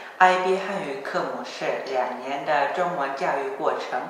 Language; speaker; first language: Chinese; non-native, learner; Korean